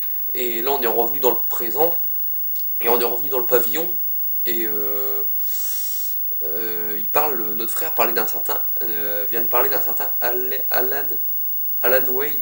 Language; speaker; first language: French; native; French